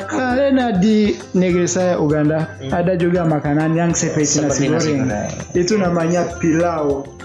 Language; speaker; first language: Indonesian; non-native, learner; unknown